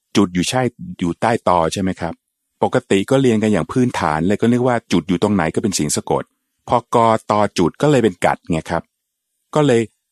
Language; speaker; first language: Thai; native; Thai